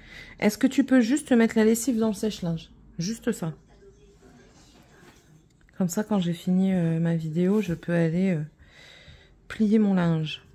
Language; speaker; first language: French; native; French